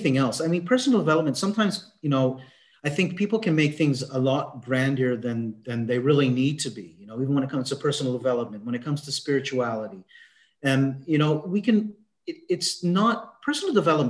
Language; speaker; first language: English; native; English